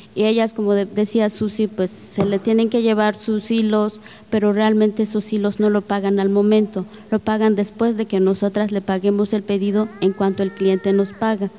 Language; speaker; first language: Spanish; native; Spanish